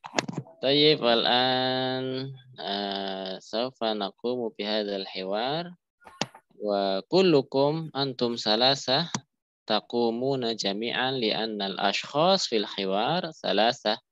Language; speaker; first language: Arabic; non-native, fluent; Indonesian